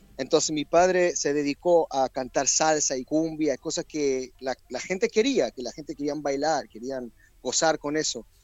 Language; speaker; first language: Spanish; early bilingual, heritage; English